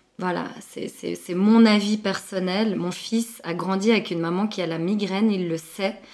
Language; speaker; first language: French; early bilingual, other home language; Arabic